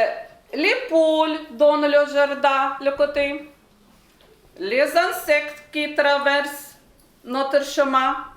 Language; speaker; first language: French; non-native, learner; Ukrainian